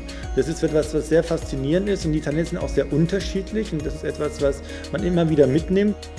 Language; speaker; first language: German; native; German